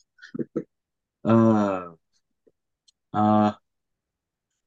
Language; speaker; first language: English; non-native, local second language; Filipino